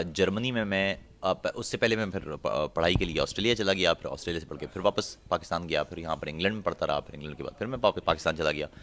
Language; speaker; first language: Urdu; non-native, local second language; Punjabi